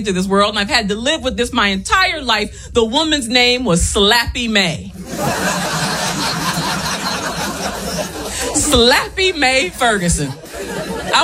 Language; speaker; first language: English; native; English